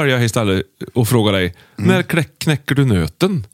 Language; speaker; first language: Swedish; native; Swedish